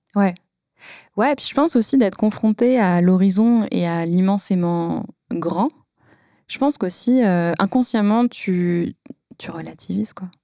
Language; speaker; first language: French; native; French